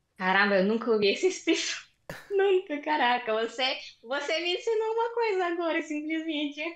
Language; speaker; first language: Portuguese; non-native, fluent; Russian